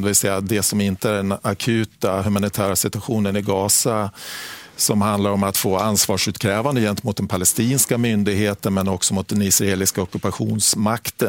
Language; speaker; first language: Swedish; native; Swedish